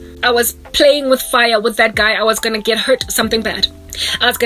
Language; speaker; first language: English; non-native, local second language; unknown